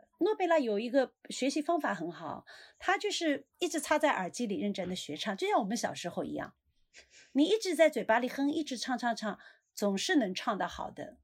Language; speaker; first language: Chinese; native; Chinese